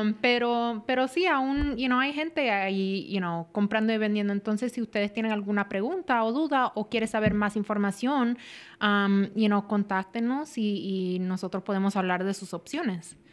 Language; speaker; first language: Spanish; early bilingual, heritage; Spanish